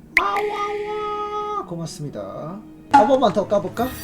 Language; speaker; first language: Korean; native; Korean